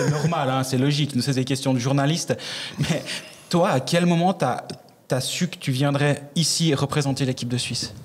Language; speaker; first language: French; native; French